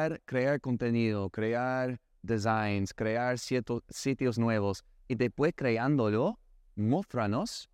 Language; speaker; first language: Spanish; non-native, learner; English